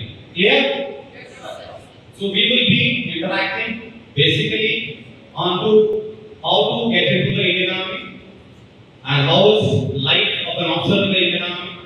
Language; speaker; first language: English; non-native, local second language; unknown